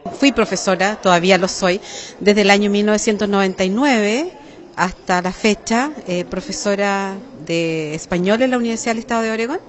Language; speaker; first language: Spanish; non-native, fluent; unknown